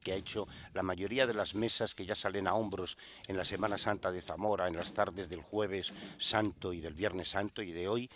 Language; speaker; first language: Spanish; native; Spanish